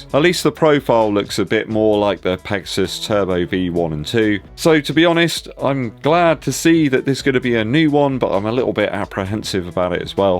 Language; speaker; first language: English; native; English